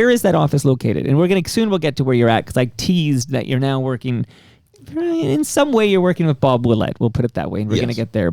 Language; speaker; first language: English; native; English